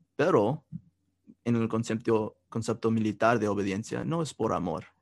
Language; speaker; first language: Spanish; non-native, fluent; English